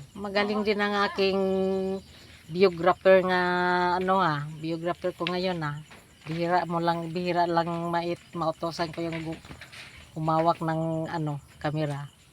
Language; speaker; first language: Filipino; non-native, local second language; Cebuano